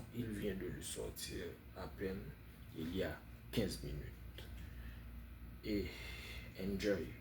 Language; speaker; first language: French; non-native, fluent; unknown